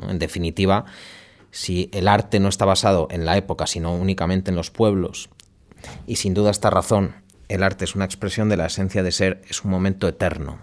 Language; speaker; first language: Spanish; native; Spanish